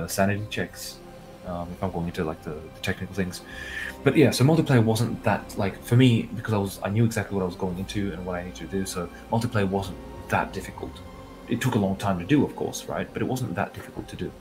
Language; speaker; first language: English; native; English